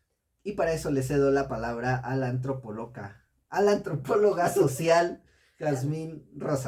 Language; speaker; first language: Spanish; native; Spanish